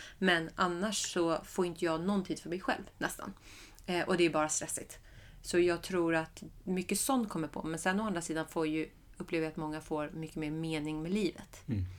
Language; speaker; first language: Swedish; early bilingual, other home language; Persian